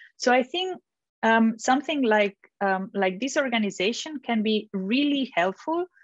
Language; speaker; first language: English; non-native, fluent; Catalan